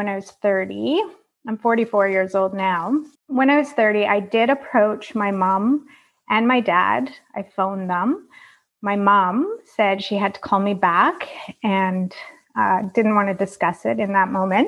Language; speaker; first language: English; native; English